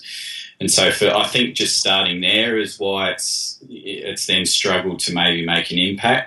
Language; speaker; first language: English; native; English